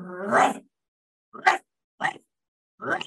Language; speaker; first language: English; early bilingual, other home language; Spanish